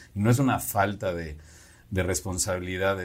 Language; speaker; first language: Spanish; native; Spanish